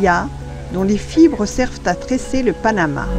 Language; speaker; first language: French; native; French